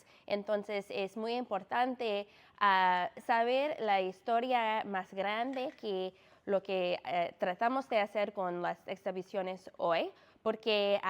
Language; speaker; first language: Spanish; non-native, fluent; English